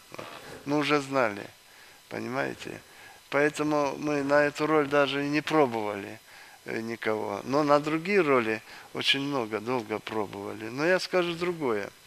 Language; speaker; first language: Russian; non-native, local second language; Kyrgyz